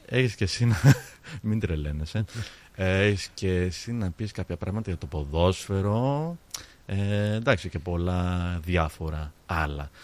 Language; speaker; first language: Greek; early bilingual, heritage; Greek